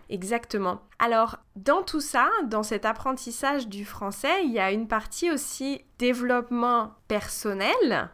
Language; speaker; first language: French; native; French